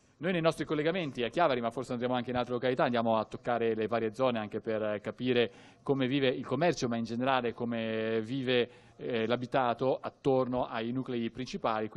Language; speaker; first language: Italian; native; Italian